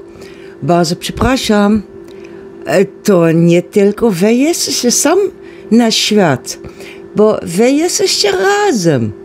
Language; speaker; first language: Polish; non-native, learner; Dutch